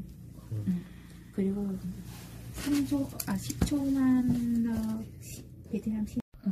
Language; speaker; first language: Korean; non-native, fluent; Vietnamese